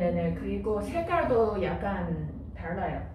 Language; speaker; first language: Korean; non-native, fluent; Chinese